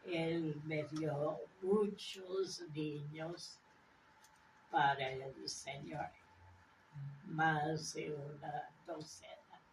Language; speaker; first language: Spanish; non-native, fluent; English